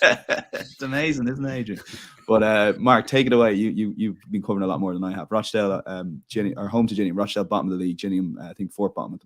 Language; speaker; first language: English; native; English